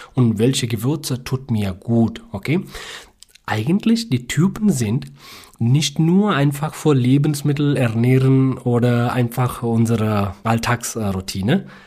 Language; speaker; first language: German; non-native, learner; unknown